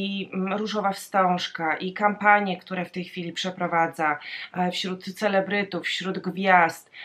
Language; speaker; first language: Polish; native; Polish